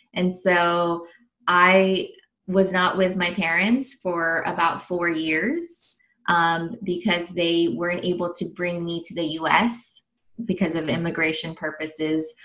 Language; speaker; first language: English; early bilingual, other home language; Filipino